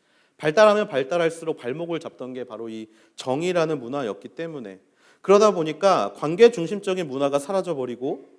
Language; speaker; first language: Korean; native; Korean